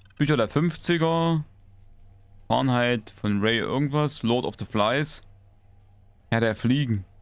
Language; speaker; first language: German; native; German